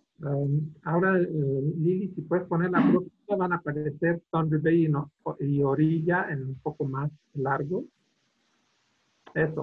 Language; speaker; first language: Spanish; non-native, fluent; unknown